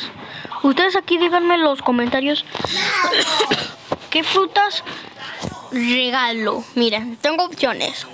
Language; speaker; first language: Spanish; native; Spanish